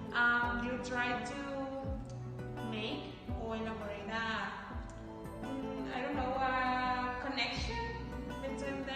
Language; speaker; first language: English; non-native, fluent; Spanish